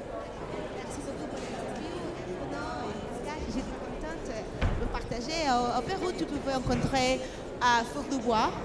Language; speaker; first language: French; non-native, learner; Spanish